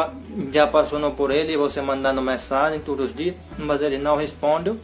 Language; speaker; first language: Portuguese; non-native, learner; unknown